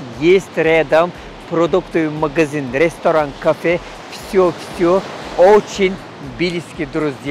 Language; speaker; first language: Russian; non-native, learner; Turkish